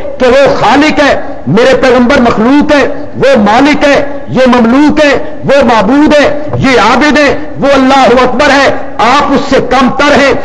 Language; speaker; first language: Urdu; non-native, local second language; Punjabi